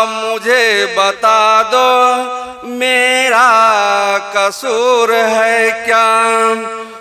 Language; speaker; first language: Hindi; native; Hindi